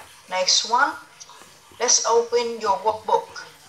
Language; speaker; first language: English; non-native, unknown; Vietnamese